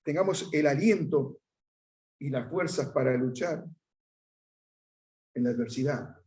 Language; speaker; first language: Spanish; native; Spanish